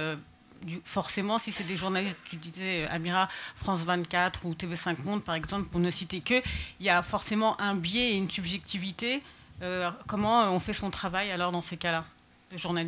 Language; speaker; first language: French; native; French